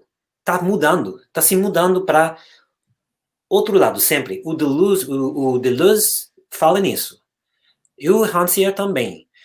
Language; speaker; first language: Portuguese; non-native, fluent; English